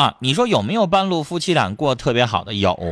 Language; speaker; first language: Chinese; native; Chinese